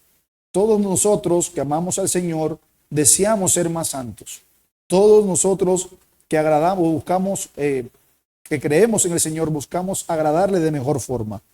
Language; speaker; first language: Spanish; native; Spanish